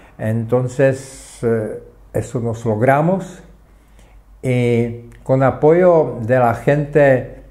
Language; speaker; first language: Spanish; non-native, fluent; Czech